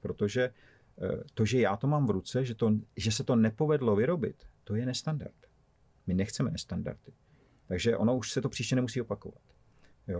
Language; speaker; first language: Czech; native; Czech